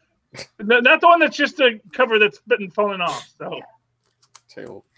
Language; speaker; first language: English; native; English